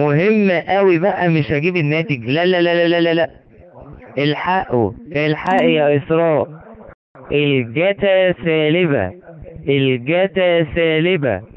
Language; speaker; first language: Arabic; native; Arabic